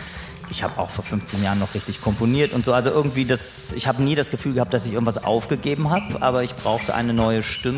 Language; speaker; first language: German; native; German